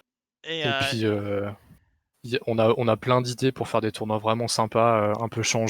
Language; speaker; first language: French; native; French